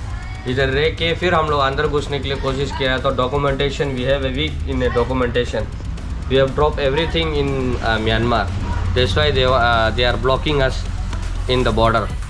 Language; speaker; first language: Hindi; non-native, local second language; Tamil